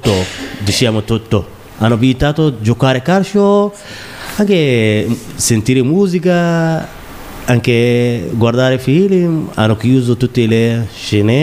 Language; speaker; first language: Italian; non-native, learner; Somali